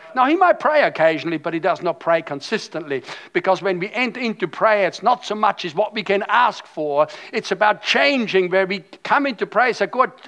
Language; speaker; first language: English; non-native, fluent; German